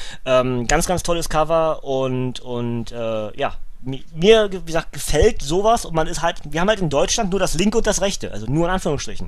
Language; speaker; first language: German; native; German